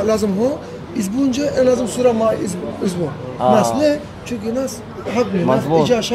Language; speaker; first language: Arabic; early bilingual, heritage; Turkish